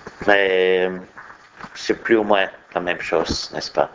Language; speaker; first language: French; non-native, fluent; Swedish